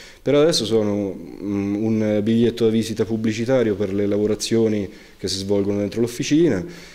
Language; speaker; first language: Italian; native; Italian